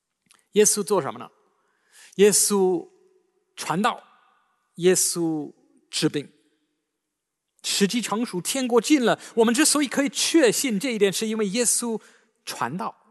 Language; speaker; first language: Chinese; native; Chinese